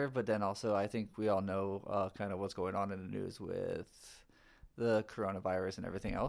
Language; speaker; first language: English; native; English